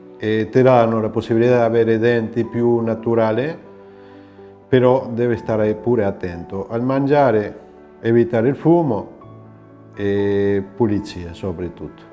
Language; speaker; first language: Italian; non-native, fluent; Spanish